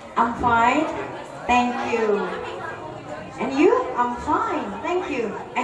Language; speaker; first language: English; non-native, fluent; Indonesian